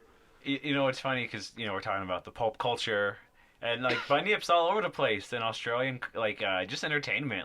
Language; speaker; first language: English; native; English